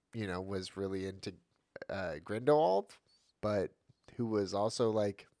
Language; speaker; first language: English; native; English